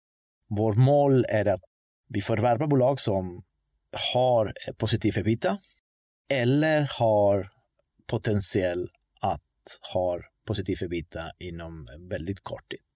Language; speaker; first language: Swedish; non-native, fluent; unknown